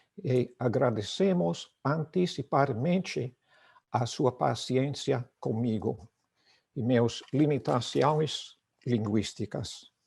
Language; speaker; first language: Portuguese; non-native, learner; English